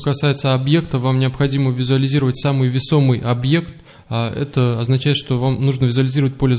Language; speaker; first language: Russian; native; Russian